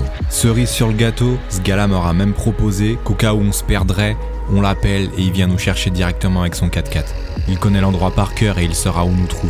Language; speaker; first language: French; native; French